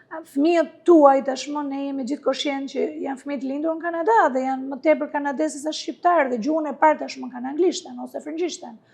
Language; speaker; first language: Albanian; non-native, local second language; Greek